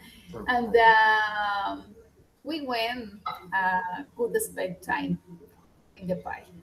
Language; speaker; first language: English; non-native, learner; Spanish